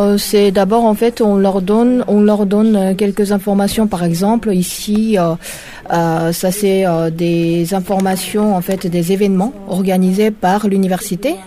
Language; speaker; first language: French; non-native, fluent; Korean